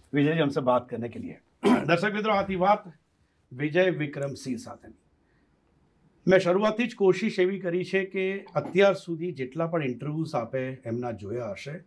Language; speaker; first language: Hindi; non-native, local second language; Gujarati